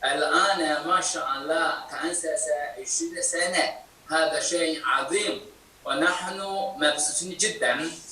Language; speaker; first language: Arabic; non-native, fluent; Chinese